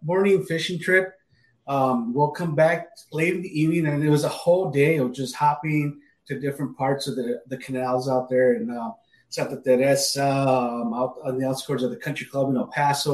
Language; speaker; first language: English; native; English